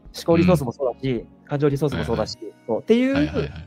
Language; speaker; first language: Japanese; native; Japanese